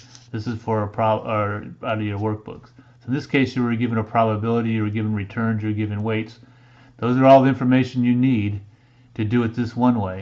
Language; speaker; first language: English; native; English